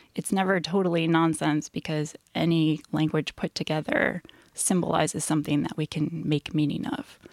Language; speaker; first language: English; native; English